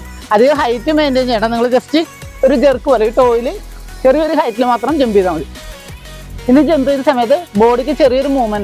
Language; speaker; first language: Malayalam; native; Malayalam